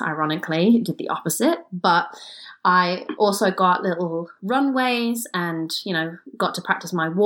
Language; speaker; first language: English; native; English